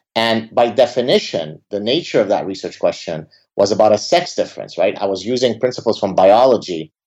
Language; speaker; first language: English; early bilingual, other home language; Arabic